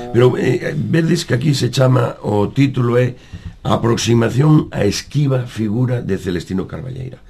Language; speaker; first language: Galician; native; Galician